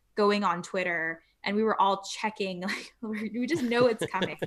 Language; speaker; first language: English; native; English